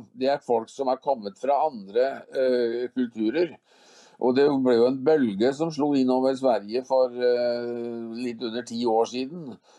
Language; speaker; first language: Norwegian; native; Norwegian